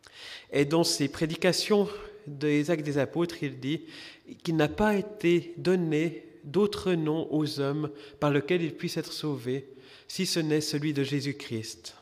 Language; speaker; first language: French; native; French